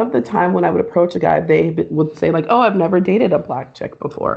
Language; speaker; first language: English; native; English